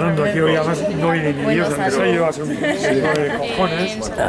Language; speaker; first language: Spanish; native; Spanish